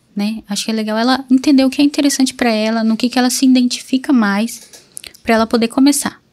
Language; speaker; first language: Portuguese; native; Portuguese